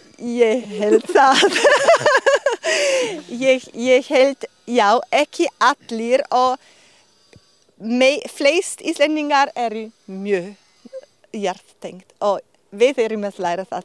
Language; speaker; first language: Icelandic; non-native, learner; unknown